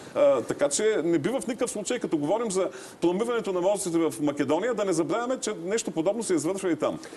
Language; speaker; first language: Bulgarian; native; Bulgarian